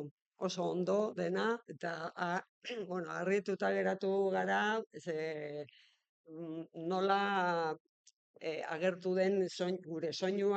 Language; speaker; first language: Basque; non-native, local second language; Spanish